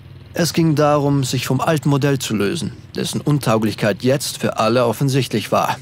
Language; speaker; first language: German; native; German